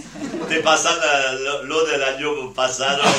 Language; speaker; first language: Spanish; non-native, learner; French